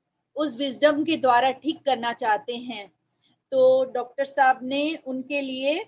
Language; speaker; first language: Hindi; native; Hindi